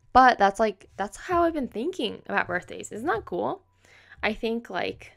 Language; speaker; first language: English; native; English